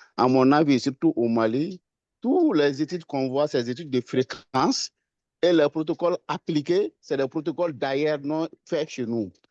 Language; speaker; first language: French; non-native, local second language; Bambara